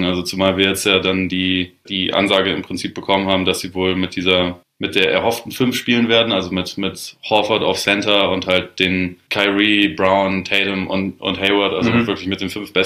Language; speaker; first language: German; native; German